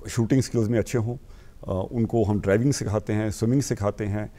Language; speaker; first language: Hindi; native; Hindi